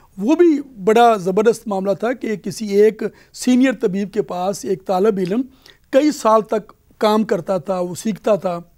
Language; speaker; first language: Urdu; native; Urdu